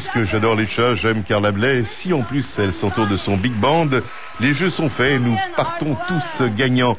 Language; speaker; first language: French; native; French